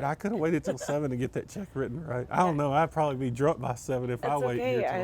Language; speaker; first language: English; native; English